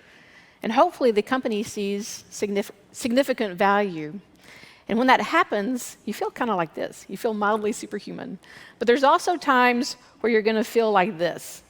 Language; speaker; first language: English; native; English